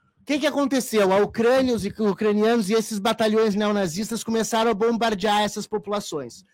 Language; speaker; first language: Portuguese; native; Portuguese